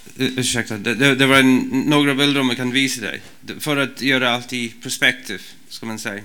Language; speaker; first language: Swedish; non-native, learner; English